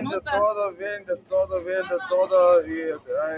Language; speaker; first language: Spanish; non-native, learner; English